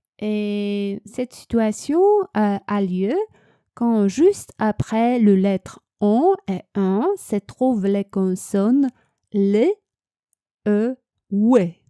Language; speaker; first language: French; non-native, fluent; Polish